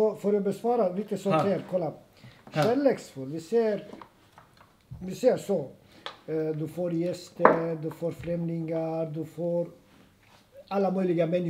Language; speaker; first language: Swedish; non-native, fluent; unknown